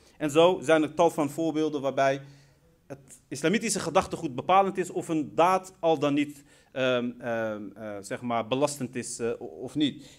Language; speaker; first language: Dutch; early bilingual, other home language; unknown